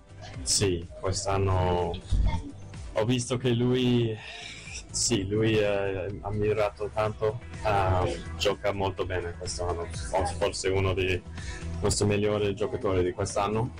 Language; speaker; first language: Italian; non-native, learner; English